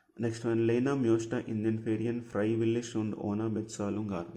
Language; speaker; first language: German; non-native, fluent; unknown